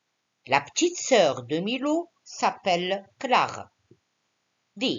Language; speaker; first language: French; non-native, fluent; Arabic